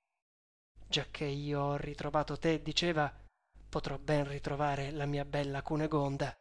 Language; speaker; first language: Italian; native; Italian